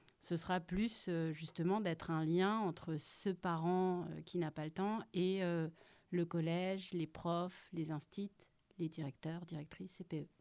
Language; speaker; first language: French; native; French